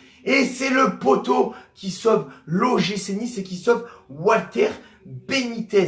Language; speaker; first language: French; native; French